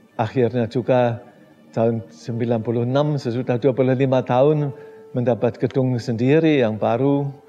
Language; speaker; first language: Indonesian; non-native, fluent; German